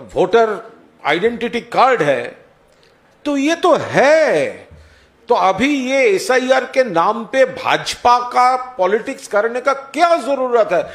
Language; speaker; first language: Hindi; non-native, local second language; Bangla